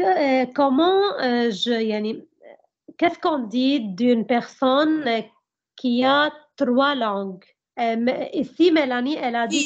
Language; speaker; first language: French; non-native, learner; Arabic